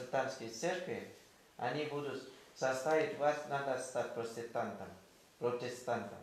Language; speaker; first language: Russian; non-native, fluent; Thai